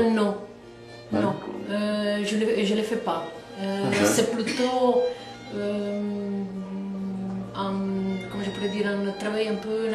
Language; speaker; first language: French; non-native, fluent; Italian